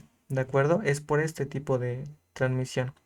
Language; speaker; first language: Spanish; native; Spanish